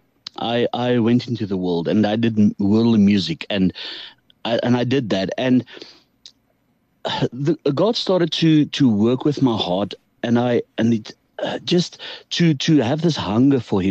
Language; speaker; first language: English; non-native, local second language; Afrikaans